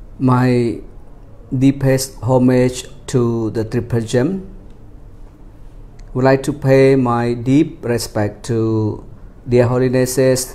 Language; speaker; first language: English; non-native, fluent; Khmer